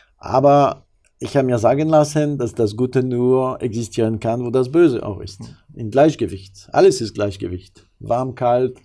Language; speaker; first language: German; non-native, fluent; French